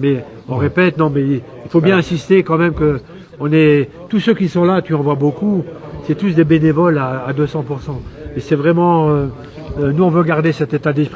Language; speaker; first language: French; native; French